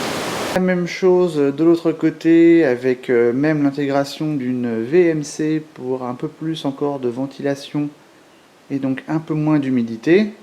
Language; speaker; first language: French; native; French